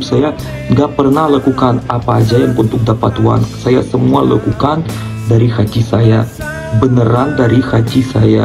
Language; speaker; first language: Indonesian; non-native, learner; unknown